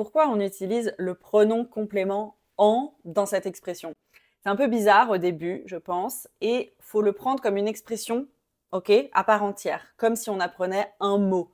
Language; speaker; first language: French; native; French